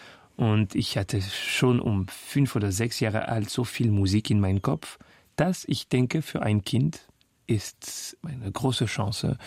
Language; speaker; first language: German; non-native, fluent; French